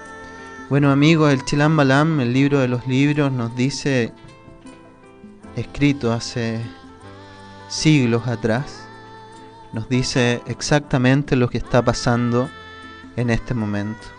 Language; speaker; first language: Spanish; native; Spanish